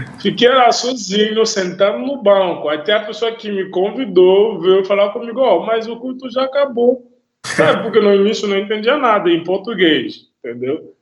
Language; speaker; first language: Portuguese; non-native, fluent; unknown